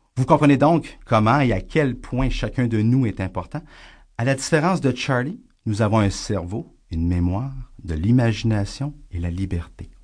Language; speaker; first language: French; native; French